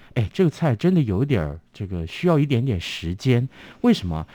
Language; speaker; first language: Chinese; non-native, local second language; Min Nan Chinese